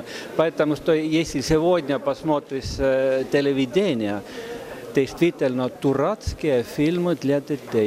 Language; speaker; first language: Russian; non-native, fluent; Estonian